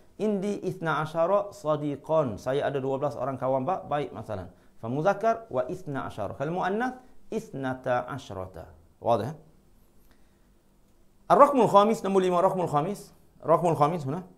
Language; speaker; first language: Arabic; non-native, fluent; Malay